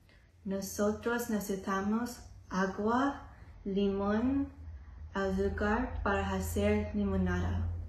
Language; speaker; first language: Spanish; non-native, learner; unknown